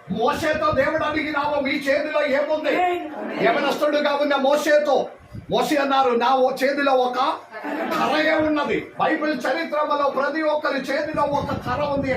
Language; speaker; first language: Telugu; non-native, local second language; Malayalam